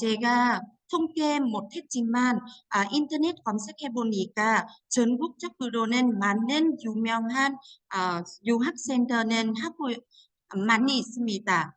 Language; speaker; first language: Korean; non-native, fluent; Vietnamese